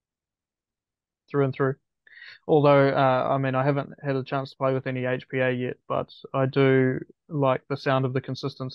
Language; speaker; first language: English; native; English